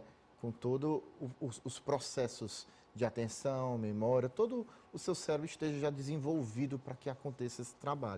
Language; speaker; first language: Portuguese; native; Portuguese